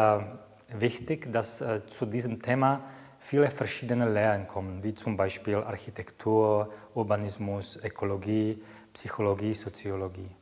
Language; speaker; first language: German; non-native, fluent; Czech